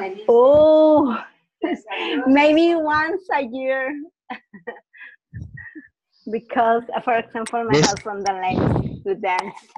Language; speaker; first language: English; non-native, learner; Spanish